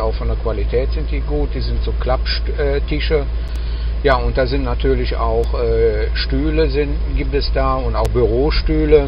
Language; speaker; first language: German; native; German